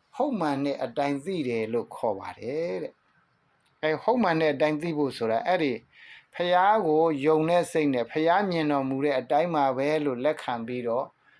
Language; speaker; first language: Burmese; native; Burmese